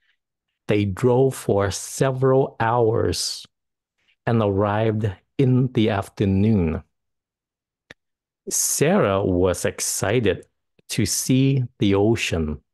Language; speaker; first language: English; non-native, fluent; Vietnamese